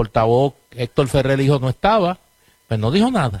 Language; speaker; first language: Spanish; native; Spanish